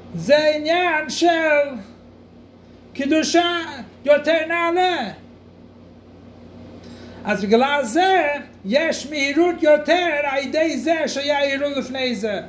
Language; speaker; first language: Hebrew; non-native, fluent; English